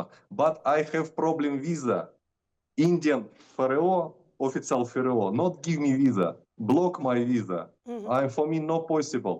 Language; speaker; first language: English; non-native, learner; Russian